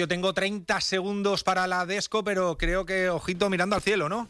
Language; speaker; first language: Spanish; native; Spanish